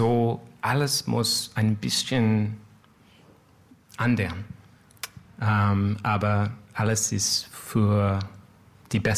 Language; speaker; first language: German; non-native, learner; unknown